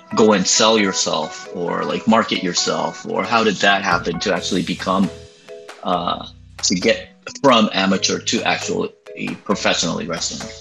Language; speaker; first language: English; non-native, fluent; Japanese